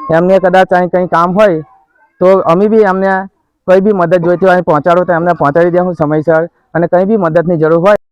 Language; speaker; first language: Gujarati; non-native, local second language; Bhili